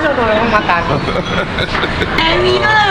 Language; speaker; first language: Spanish; native; Spanish